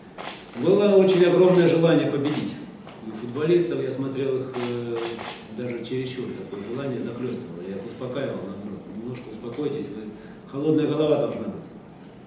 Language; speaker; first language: Russian; native; Russian